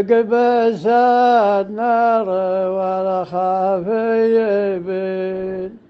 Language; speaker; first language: Arabic; native; Arabic